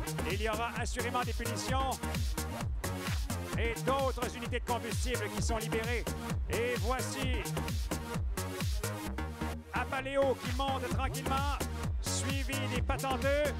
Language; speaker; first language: French; native; French